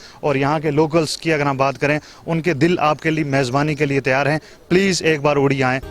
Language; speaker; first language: Urdu; non-native, local second language; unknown